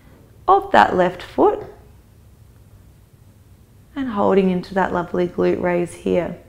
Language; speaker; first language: English; native; English